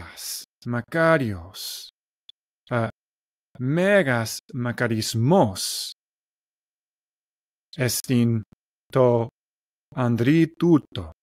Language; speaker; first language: Greek; non-native, learner; English